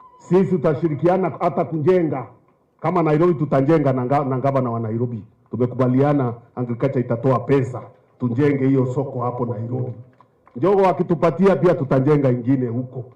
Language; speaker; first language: Swahili; non-native, local second language; Meru